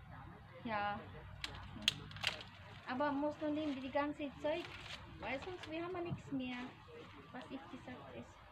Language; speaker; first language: German; non-native, fluent; Cebuano